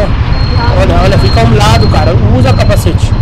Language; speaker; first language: Portuguese; non-native, fluent; Hindi